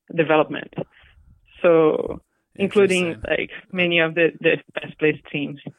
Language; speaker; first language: English; non-native, fluent; Portuguese